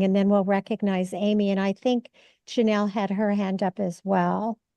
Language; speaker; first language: English; native; English